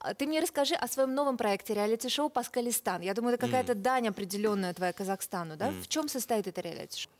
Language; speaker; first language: Russian; native; Russian